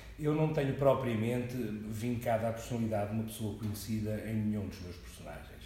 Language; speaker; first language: Portuguese; native; Portuguese